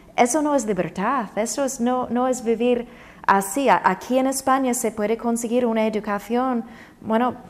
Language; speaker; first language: Spanish; non-native, fluent; English